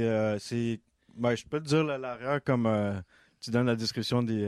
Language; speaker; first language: French; native; French